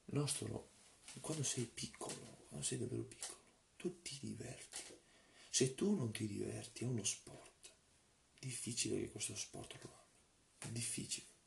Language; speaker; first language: Italian; early bilingual, other home language; Russian